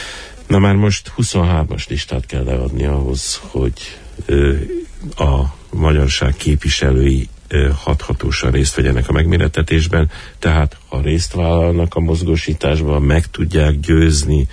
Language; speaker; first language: Hungarian; native; Hungarian